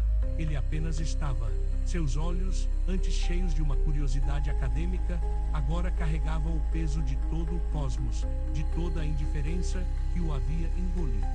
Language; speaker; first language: Portuguese; native; Portuguese